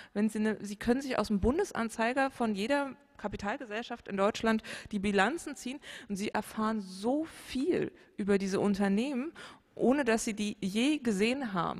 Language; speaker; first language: German; native; German